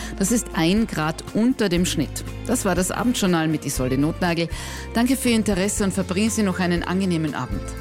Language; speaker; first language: German; native; German